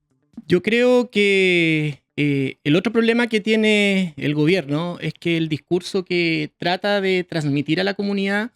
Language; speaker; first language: Spanish; native; Spanish